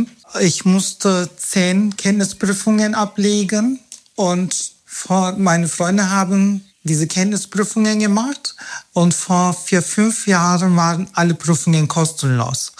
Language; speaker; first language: German; non-native, fluent; Turkish